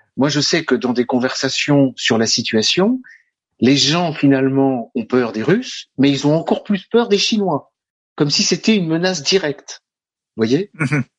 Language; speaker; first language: French; native; French